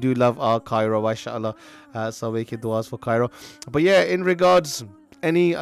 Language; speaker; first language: English; native; English